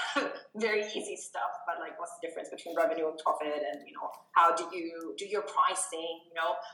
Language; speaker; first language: English; non-native, fluent; German